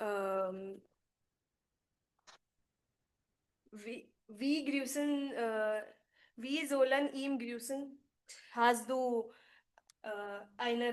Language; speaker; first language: German; non-native, learner; Hindi